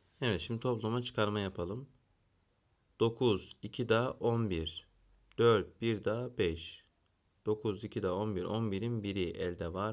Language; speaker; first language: Turkish; native; Turkish